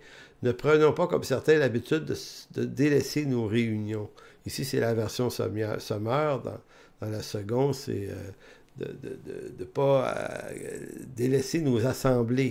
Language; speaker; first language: French; native; French